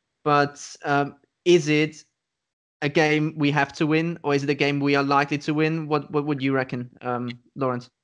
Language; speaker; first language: English; non-native, fluent; German